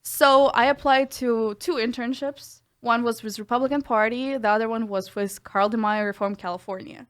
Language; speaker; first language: English; non-native, fluent; Ukrainian